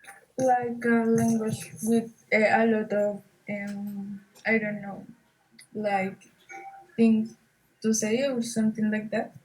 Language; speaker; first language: English; non-native, learner; Spanish